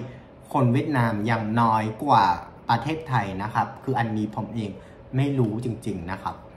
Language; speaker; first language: Thai; non-native, fluent; Vietnamese